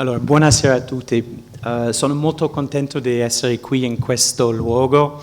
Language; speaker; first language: Italian; non-native, fluent; English